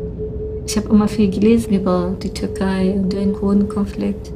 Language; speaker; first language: German; early bilingual, other home language; Kurdish